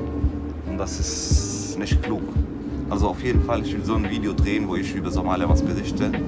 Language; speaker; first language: German; non-native, learner; Somali